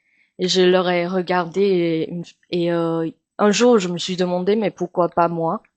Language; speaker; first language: French; non-native, fluent; Min Nan Chinese